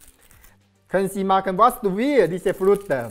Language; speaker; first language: German; non-native, learner; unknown